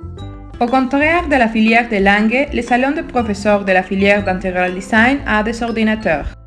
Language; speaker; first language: French; non-native, learner; Spanish